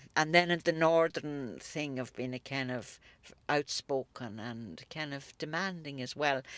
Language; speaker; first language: English; native; English